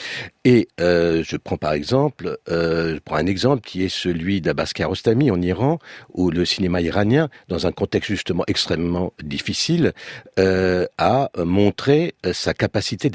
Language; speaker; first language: French; early bilingual, other home language; Romanian